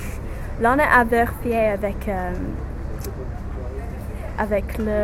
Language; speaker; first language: French; non-native, learner; English